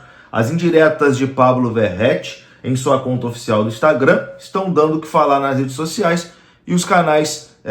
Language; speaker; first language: Portuguese; native; Portuguese